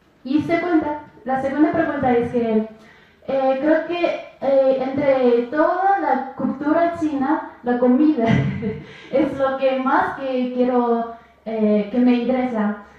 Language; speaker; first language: Spanish; non-native, learner; Chinese